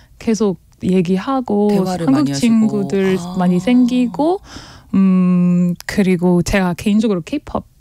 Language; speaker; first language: Korean; non-native, learner; French